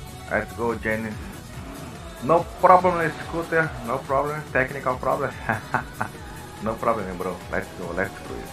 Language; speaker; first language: English; non-native, learner; Portuguese